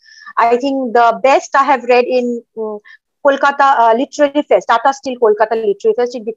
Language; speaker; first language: English; non-native, local second language; Bangla